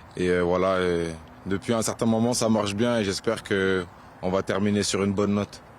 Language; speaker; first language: French; native; French